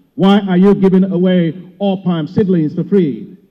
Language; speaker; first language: English; non-native, local second language; Yoruba